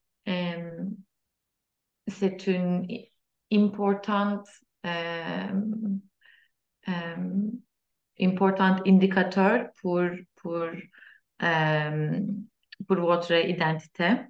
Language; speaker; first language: French; non-native, learner; Turkish